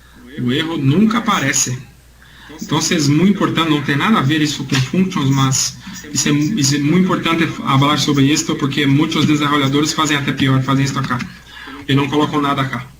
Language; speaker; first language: Spanish; non-native, learner; Portuguese